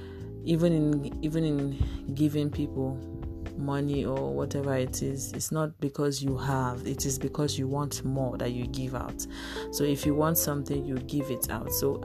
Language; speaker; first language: English; non-native, local second language; Igbo